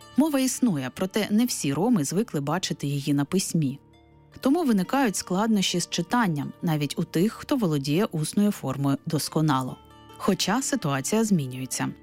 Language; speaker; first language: Ukrainian; native; Ukrainian